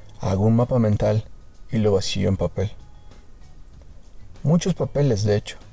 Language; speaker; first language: Spanish; native; Spanish